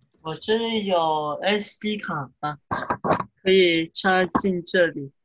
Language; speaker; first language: Chinese; early bilingual, heritage; English